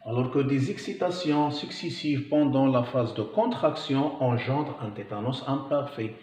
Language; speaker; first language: French; non-native, local second language; Arabic